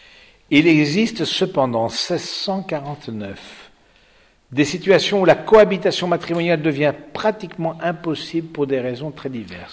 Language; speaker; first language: French; native; French